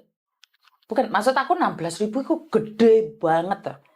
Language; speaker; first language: Malay; native; Malay